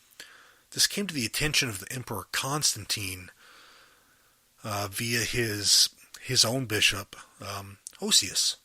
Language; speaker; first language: English; native; English